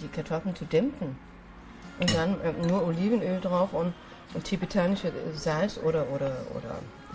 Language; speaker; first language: German; non-native, fluent; Danish